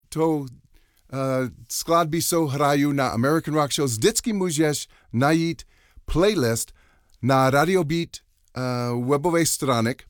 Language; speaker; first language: Czech; non-native, learner; English